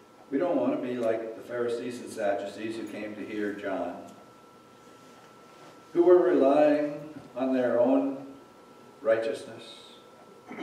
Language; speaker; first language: English; native; English